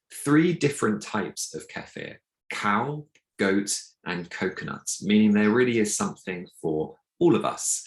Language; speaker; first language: English; native; English